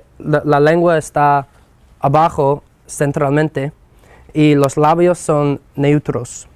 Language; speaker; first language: Spanish; non-native, fluent; English